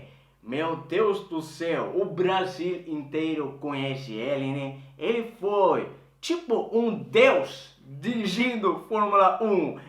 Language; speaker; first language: Portuguese; non-native, fluent; Swedish